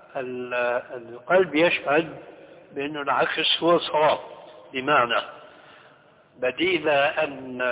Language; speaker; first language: Arabic; early bilingual, other home language; Albanian